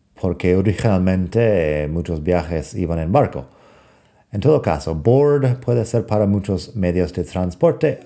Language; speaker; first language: Spanish; non-native, fluent; English